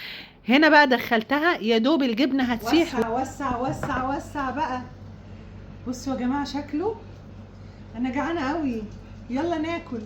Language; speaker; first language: Arabic; native; Arabic